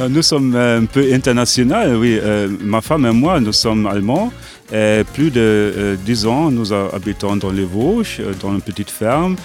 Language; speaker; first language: French; non-native, learner; German